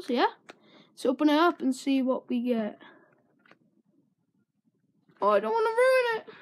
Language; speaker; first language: English; native; English